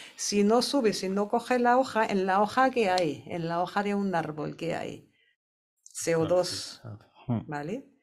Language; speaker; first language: Spanish; non-native, fluent; German